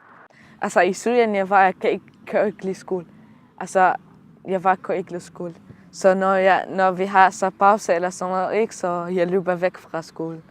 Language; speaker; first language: Danish; early bilingual, other home language; Arabic